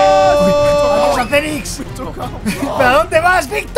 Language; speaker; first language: Spanish; native; Spanish